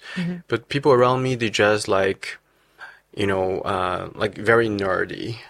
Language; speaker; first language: English; non-native, fluent; Chinese